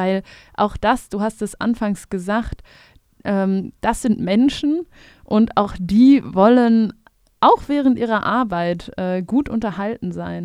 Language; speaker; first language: German; native; German